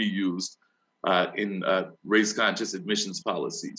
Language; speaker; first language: English; native; English